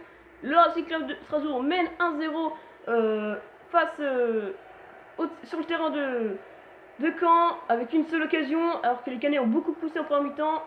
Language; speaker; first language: French; native; French